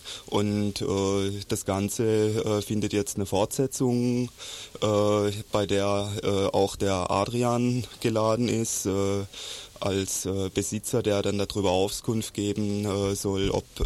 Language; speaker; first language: German; native; German